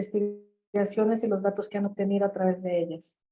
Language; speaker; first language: Spanish; native; Spanish